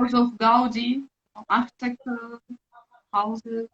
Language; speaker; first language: English; non-native, learner; Russian